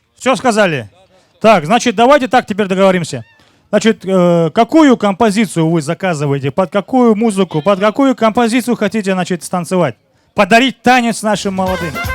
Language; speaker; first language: Russian; non-native, local second language; Lezghian